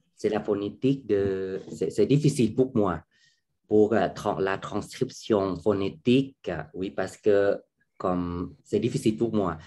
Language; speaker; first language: French; non-native, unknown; Thai